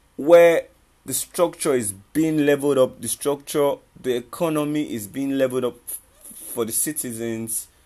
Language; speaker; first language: English; non-native, local second language; Yoruba